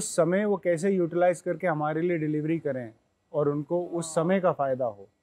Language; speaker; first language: Hindi; native; Hindi